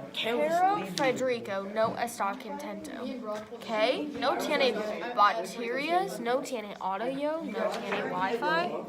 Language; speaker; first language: Spanish; non-native, learner; English